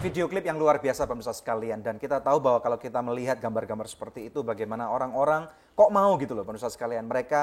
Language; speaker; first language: Indonesian; native; Indonesian